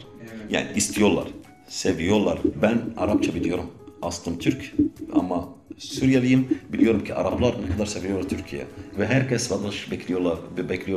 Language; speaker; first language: Turkish; non-native, learner; Arabic